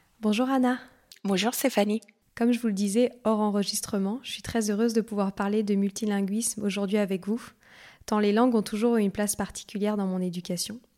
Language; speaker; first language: French; native; French